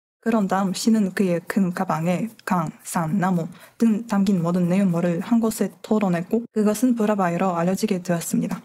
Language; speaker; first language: Korean; non-native, fluent; Kazakh